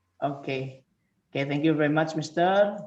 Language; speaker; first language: English; non-native, fluent; Indonesian